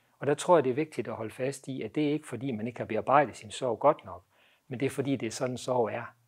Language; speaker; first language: Danish; native; Danish